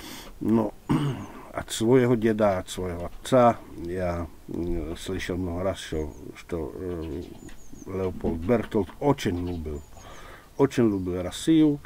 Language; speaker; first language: Russian; non-native, fluent; Czech